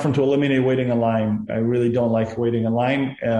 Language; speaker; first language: English; non-native, fluent; Spanish